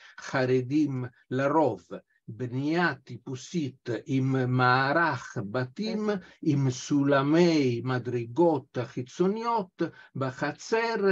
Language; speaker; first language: Hebrew; non-native, fluent; Italian